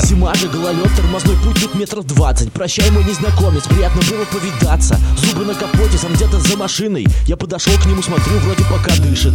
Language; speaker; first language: Russian; native; Russian